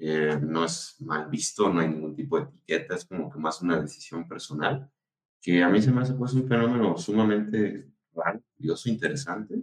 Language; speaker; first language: Spanish; native; Spanish